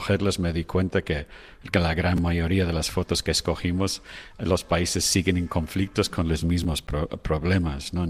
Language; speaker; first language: Spanish; non-native, fluent; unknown